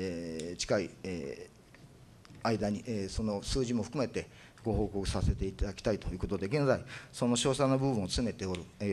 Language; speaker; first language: Japanese; native; Japanese